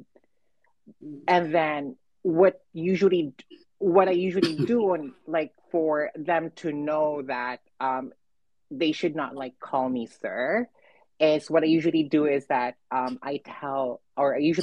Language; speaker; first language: English; non-native, local second language; Filipino